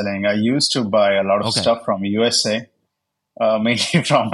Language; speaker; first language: English; non-native, local second language; Hindi